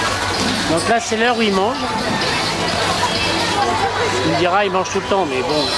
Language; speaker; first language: French; native; French